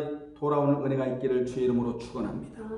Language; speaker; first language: Korean; native; Korean